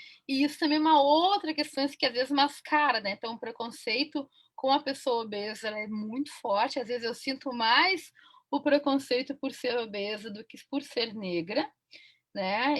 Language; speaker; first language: Portuguese; native; Portuguese